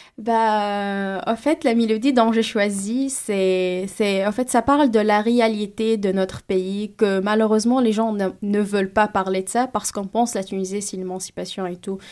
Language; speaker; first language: French; non-native, local second language; Arabic